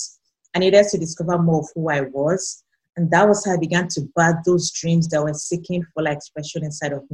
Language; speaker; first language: English; non-native, local second language; Yoruba